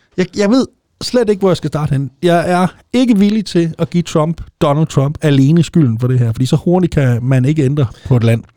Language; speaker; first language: Danish; native; Danish